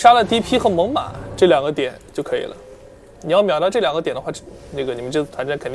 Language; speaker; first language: Chinese; native; Chinese